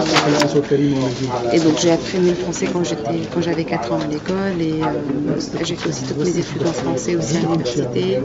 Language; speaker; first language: French; non-native, fluent; Arabic